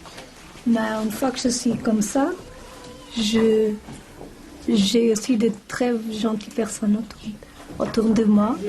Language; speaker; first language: French; non-native, fluent; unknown